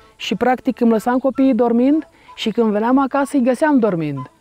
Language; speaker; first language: Romanian; native; Romanian